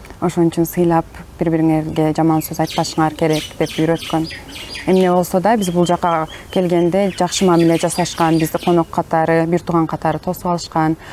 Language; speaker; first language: Kyrgyz; non-native, local second language; Turkish